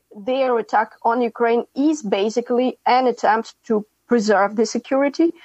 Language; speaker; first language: English; non-native, fluent; Ukrainian